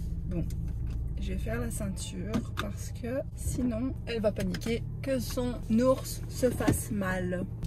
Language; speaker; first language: French; native; French